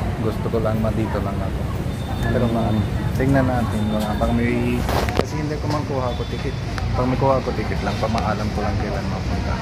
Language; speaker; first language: Filipino; non-native, learner; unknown